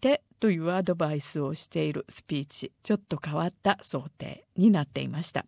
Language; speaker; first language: Japanese; native; Japanese